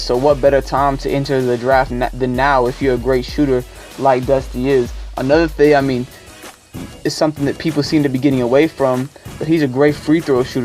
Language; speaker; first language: English; native; English